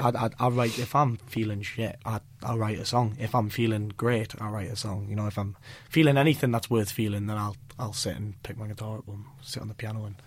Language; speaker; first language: English; native; English